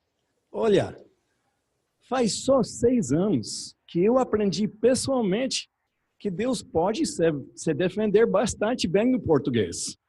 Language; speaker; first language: Portuguese; non-native, learner; English